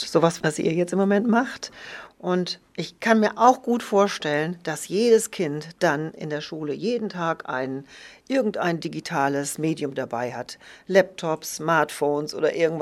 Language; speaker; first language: German; native; German